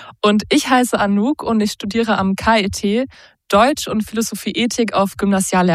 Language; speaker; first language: German; native; German